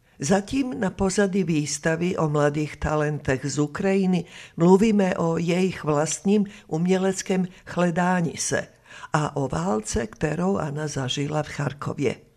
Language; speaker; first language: Czech; non-native, fluent; Serbian